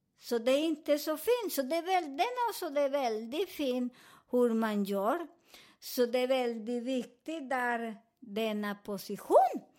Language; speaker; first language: Swedish; non-native, fluent; Spanish